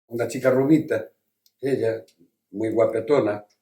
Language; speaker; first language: Spanish; native; Spanish